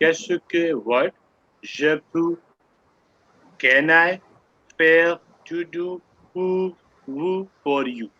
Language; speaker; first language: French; non-native, fluent; Urdu